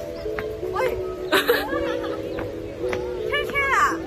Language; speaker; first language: Chinese; native; Chinese